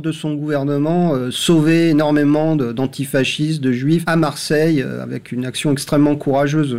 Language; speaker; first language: French; native; French